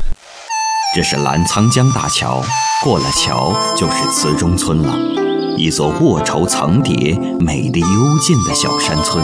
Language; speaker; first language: Chinese; native; Chinese